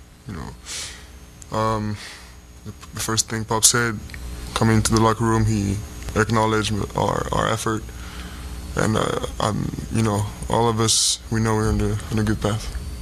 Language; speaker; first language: English; non-native, fluent; French